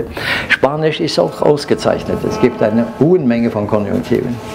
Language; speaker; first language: German; non-native, fluent; Norwegian